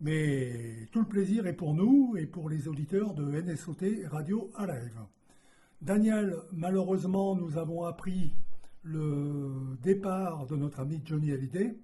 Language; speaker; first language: French; native; French